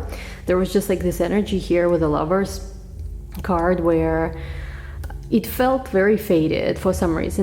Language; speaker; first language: English; non-native, fluent; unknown